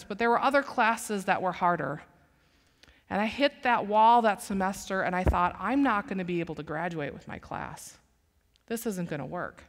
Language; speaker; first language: English; native; English